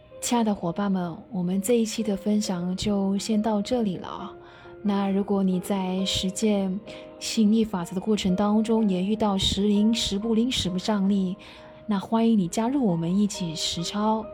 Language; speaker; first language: Chinese; native; Chinese